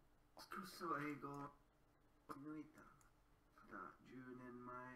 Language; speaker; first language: Japanese; non-native, learner; English